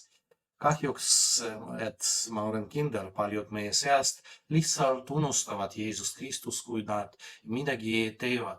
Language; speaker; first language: Estonian; non-native, fluent; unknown